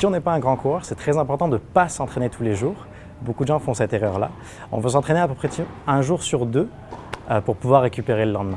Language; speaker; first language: French; native; French